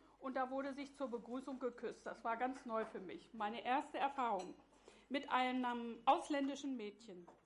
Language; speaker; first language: German; native; German